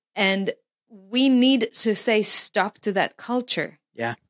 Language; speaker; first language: English; non-native, fluent; Hebrew